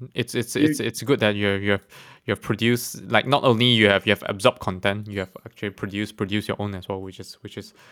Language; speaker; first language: English; non-native, local second language; Chinese